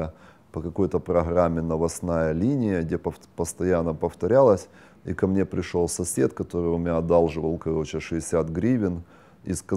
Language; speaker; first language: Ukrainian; non-native, local second language; Russian